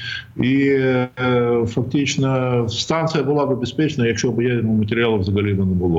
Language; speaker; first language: Ukrainian; native; Ukrainian